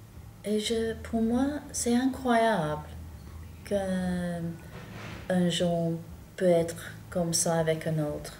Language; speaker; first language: French; non-native, fluent; English